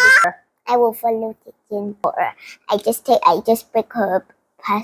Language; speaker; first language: English; non-native, local second language; Cantonese